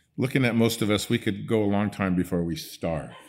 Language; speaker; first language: English; early bilingual, other home language; Dutch